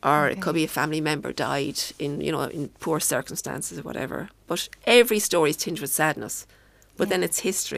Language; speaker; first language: English; native; English